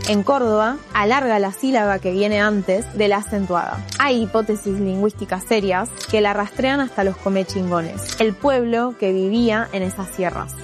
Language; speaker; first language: Spanish; native; Spanish